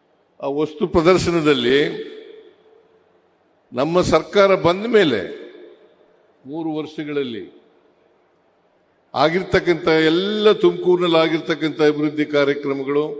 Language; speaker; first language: Kannada; native; Kannada